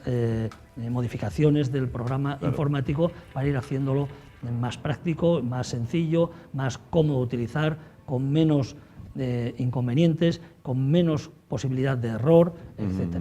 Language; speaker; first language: Spanish; native; Spanish